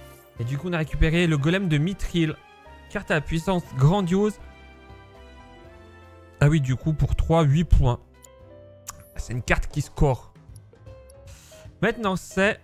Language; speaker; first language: French; native; French